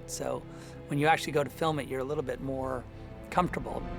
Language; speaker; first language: English; native; English